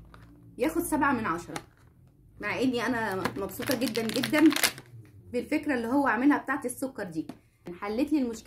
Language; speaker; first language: Arabic; native; Arabic